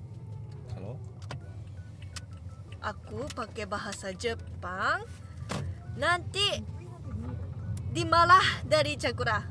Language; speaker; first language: Indonesian; non-native, learner; Japanese